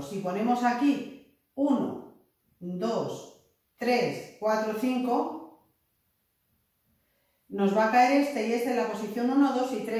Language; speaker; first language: Spanish; native; Spanish